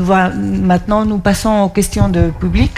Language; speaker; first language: French; non-native, fluent; Spanish